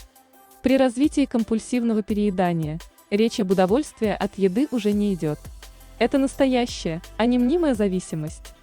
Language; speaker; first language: Russian; native; Russian